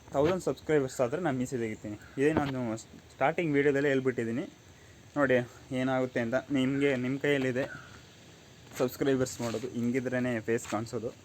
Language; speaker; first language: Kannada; native; Kannada